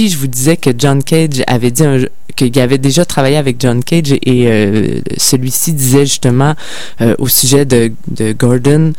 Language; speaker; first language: French; native; French